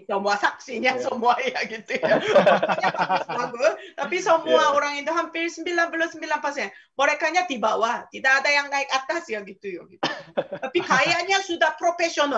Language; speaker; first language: Indonesian; non-native, fluent; Korean